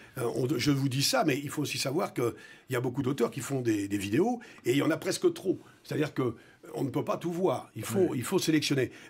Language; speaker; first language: French; native; French